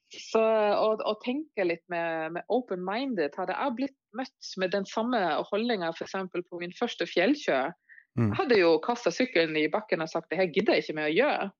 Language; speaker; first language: Norwegian; non-native, fluent; German